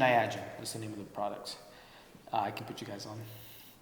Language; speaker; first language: English; native; English